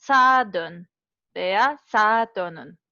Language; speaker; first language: Turkish; non-native, learner; Serbian